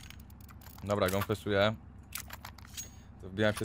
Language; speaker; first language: Polish; native; Polish